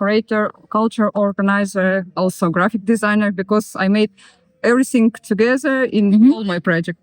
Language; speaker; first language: English; non-native, learner; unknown